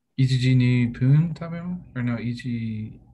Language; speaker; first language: Japanese; non-native, learner; English